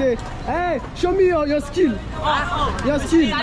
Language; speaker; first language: English; non-native, learner; French